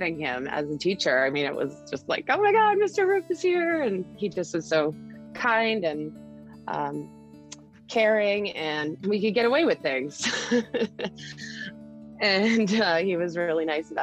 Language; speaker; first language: English; native; English